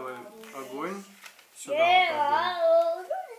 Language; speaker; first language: Russian; native; Russian